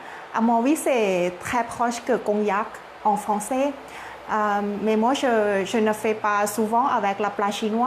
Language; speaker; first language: French; non-native, learner; Thai